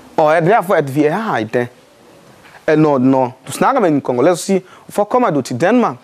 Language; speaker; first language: Danish; non-native, fluent; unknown